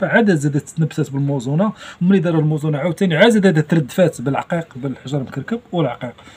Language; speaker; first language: Arabic; native; Arabic